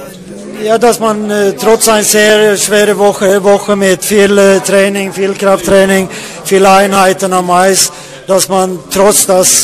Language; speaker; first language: German; non-native, fluent; Swedish